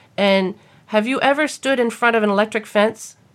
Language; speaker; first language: English; native; English